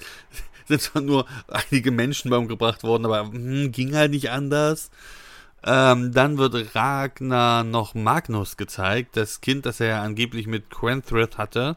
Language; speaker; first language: German; native; German